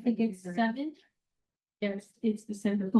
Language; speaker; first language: English; native; English